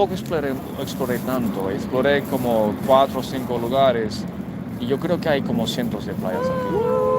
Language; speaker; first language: Spanish; non-native, fluent; English